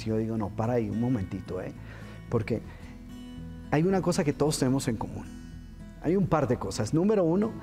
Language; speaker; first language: Spanish; native; Spanish